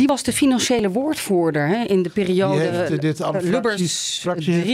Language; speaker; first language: Dutch; native; Dutch